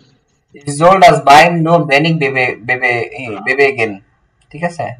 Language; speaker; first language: German; non-native, learner; Bangla